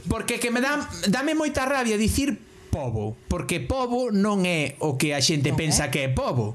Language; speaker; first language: Galician; non-native, local second language; Spanish